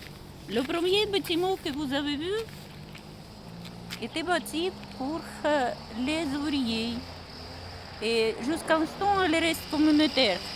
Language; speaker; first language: French; non-native, learner; Russian